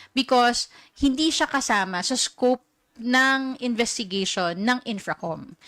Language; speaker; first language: Filipino; native; Filipino